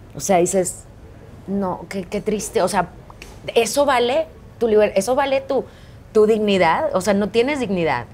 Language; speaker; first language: Spanish; native; Spanish